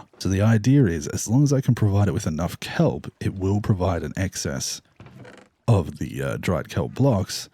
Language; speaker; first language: English; native; English